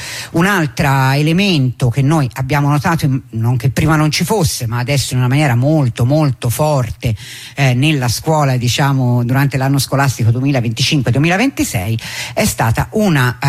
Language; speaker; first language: Italian; native; Italian